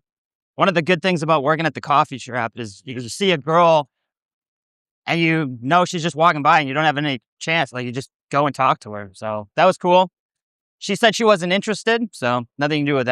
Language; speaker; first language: English; native; English